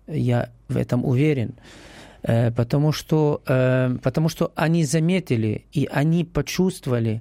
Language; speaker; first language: Russian; non-native, learner; Arabic